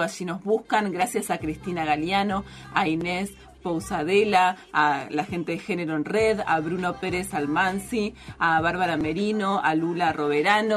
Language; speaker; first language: Spanish; native; Spanish